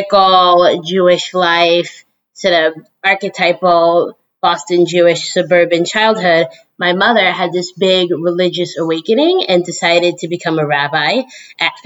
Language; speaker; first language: English; native; English